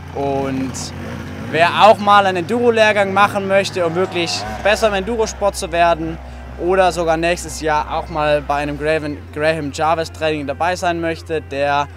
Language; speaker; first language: German; native; German